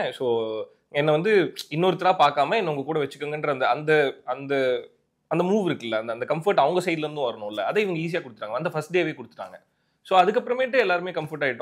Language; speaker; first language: Tamil; native; Tamil